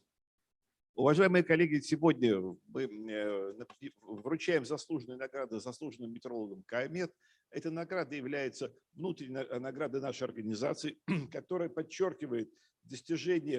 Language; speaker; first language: Russian; native; Russian